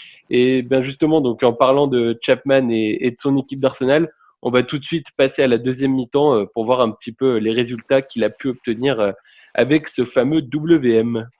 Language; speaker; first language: French; native; French